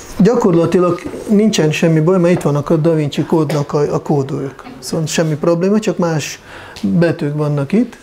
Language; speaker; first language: Hungarian; non-native, fluent; Russian